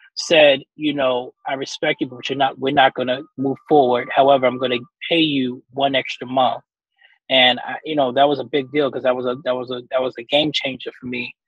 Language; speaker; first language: English; native; English